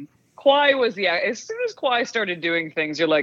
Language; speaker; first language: English; native; English